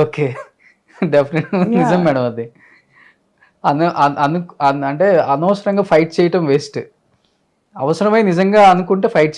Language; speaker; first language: Telugu; native; Telugu